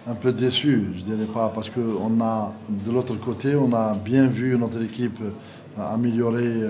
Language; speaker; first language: French; non-native, local second language; Arabic